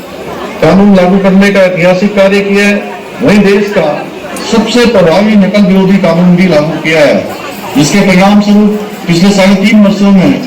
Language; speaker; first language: Hindi; native; Hindi